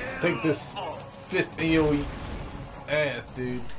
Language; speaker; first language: English; native; English